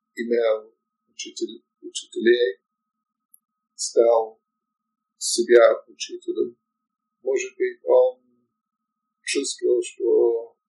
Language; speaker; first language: Russian; non-native, learner; English